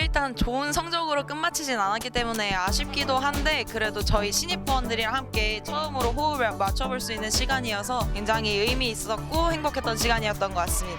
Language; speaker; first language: Korean; native; Korean